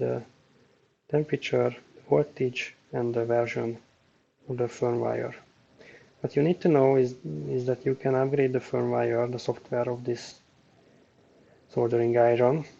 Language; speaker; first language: English; non-native, fluent; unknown